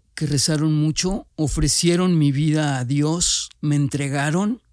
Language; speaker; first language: Spanish; native; Spanish